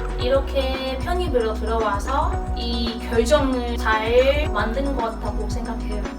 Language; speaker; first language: Korean; non-native, fluent; Cantonese